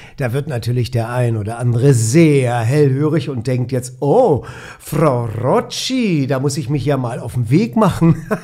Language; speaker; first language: German; native; German